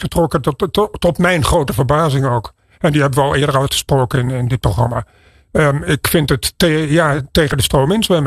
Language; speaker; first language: Dutch; native; Dutch